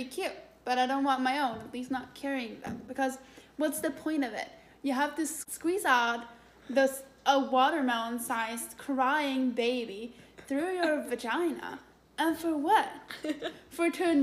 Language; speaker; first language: English; non-native, fluent; Swedish